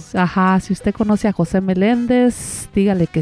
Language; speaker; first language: Spanish; native; Spanish